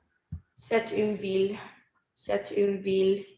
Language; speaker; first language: French; non-native, learner; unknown